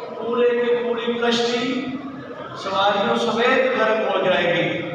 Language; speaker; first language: Urdu; non-native, local second language; Punjabi